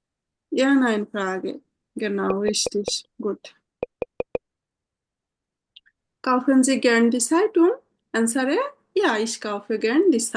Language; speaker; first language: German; non-native, fluent; Bangla